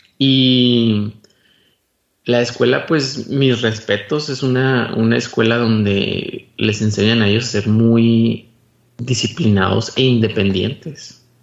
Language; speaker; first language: Spanish; native; Spanish